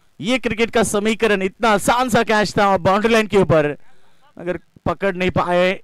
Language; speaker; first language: Hindi; non-native, local second language; Marathi